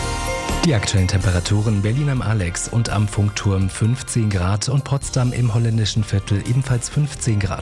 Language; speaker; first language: German; native; German